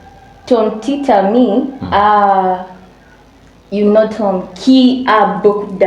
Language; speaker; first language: French; non-native, learner; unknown